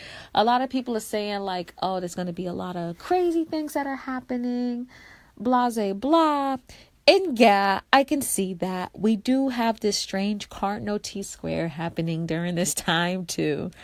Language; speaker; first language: English; native; English